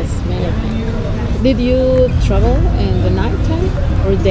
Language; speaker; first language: English; non-native, fluent; Spanish